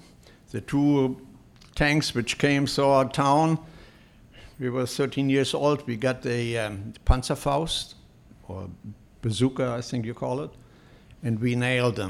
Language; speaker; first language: English; non-native, fluent; Polish